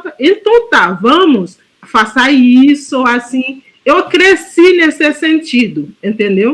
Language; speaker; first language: Portuguese; non-native, fluent; Haitian Creole